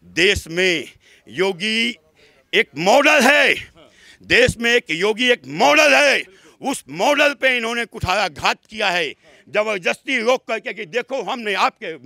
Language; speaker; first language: Hindi; native; Hindi